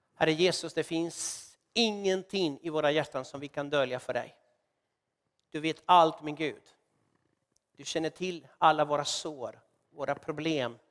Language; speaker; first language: Swedish; non-native, fluent; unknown